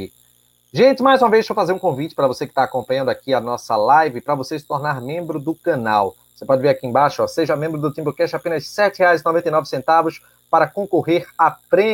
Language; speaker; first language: Portuguese; native; Portuguese